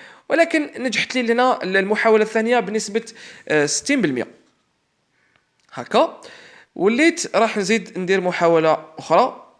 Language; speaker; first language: Arabic; native; Arabic